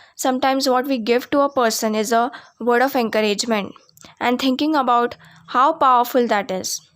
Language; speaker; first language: English; non-native, local second language; Marathi